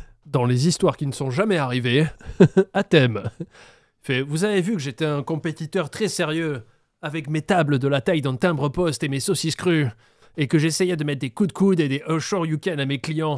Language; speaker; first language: French; native; French